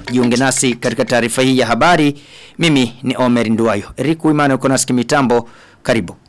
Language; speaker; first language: Swahili; non-native, local second language; Rundi